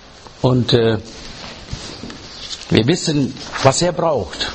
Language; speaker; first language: German; non-native, learner; English